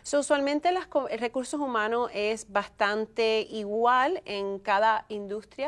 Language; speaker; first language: Spanish; early bilingual, heritage; Spanish